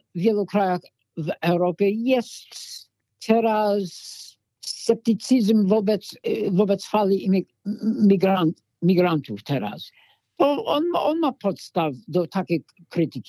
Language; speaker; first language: Polish; non-native, fluent; English